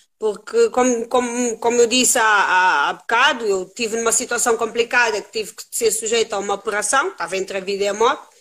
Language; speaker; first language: Portuguese; non-native, local second language; Kabuverdianu